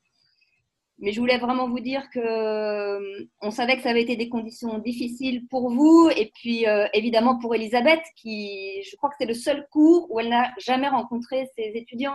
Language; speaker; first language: French; native; French